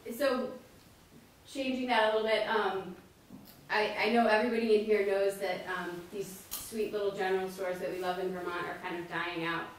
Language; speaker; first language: English; native; English